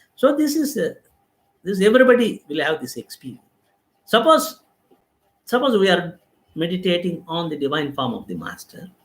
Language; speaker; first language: English; non-native, local second language; Telugu